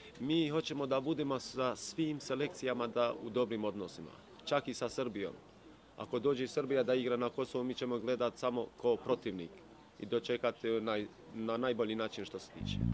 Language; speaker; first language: Croatian; non-native, local second language; Albanian